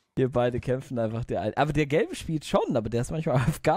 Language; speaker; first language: German; native; German